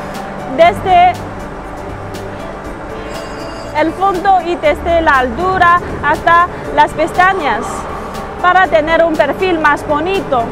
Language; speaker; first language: Spanish; non-native, learner; Chinese